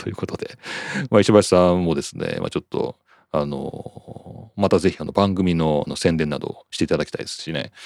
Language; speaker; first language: Japanese; native; Japanese